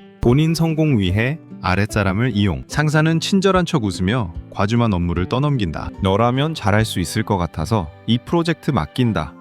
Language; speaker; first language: Korean; native; Korean